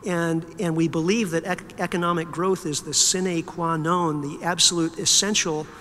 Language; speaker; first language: English; native; English